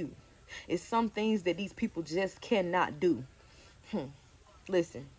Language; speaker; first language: English; native; English